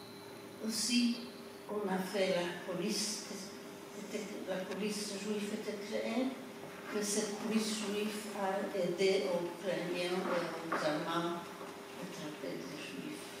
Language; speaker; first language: French; non-native, fluent; Polish